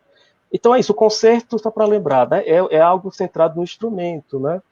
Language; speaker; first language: Portuguese; native; Portuguese